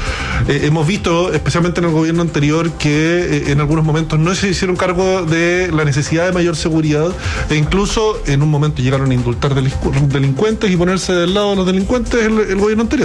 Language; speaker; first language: Spanish; native; Spanish